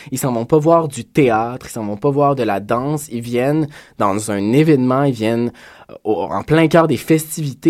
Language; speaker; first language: French; native; French